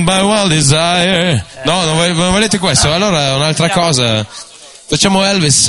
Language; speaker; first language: Italian; non-native, fluent; Russian